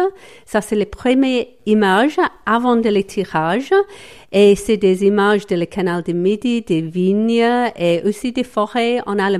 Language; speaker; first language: French; non-native, fluent; English